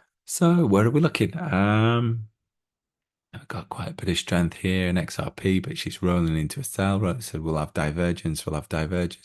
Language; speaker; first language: English; native; English